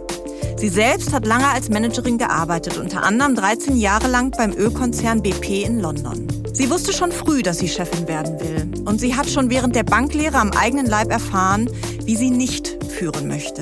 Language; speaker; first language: German; native; German